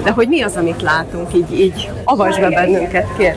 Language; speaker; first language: Hungarian; native; Hungarian